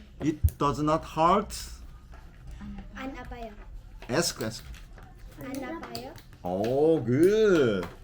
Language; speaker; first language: English; non-native, learner; Korean